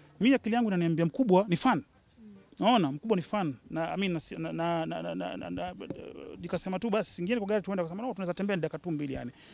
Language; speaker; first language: Swahili; native; Swahili